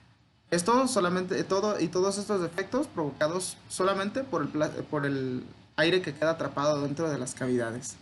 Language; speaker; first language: Spanish; native; Spanish